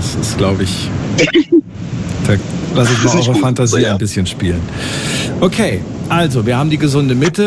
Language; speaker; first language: German; native; German